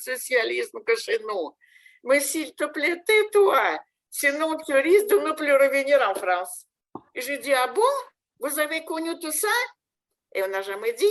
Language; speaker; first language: French; non-native, fluent; Russian